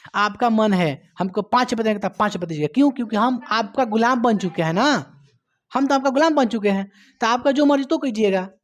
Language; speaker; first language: Hindi; native; Hindi